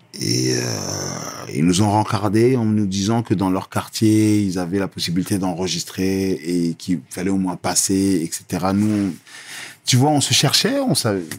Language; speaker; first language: French; early bilingual, other home language; Lingala